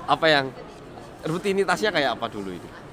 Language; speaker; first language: Indonesian; early bilingual, other home language; Korean